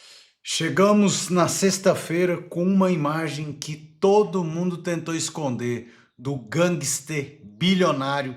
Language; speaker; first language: Portuguese; native; Portuguese